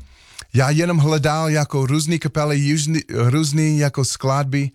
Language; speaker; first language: Czech; non-native, learner; English